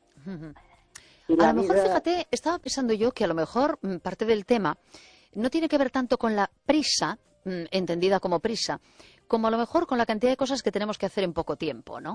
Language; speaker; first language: Spanish; native; Spanish